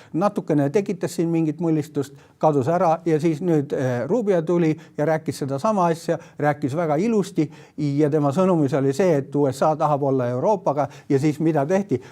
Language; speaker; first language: Estonian; native; Estonian